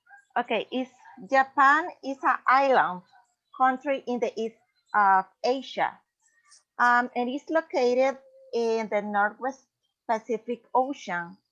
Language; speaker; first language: English; non-native, learner; Spanish